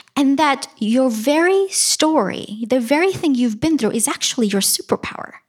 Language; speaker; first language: English; early bilingual, other home language; Russian